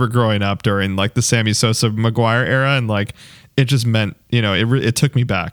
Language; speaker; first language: English; native; English